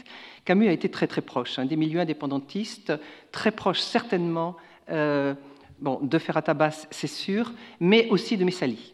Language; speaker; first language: French; native; French